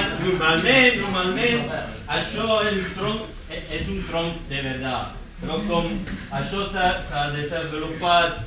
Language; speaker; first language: Catalan; non-native, learner; Spanish